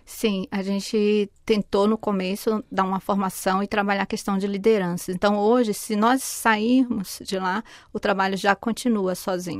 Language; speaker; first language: Portuguese; native; Portuguese